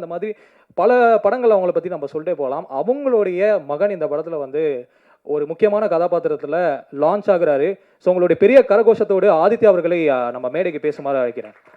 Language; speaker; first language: Tamil; native; Tamil